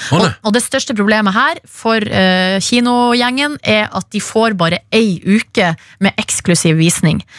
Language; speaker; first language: Norwegian; native; Norwegian